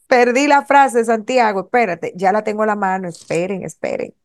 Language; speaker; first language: Spanish; native; Spanish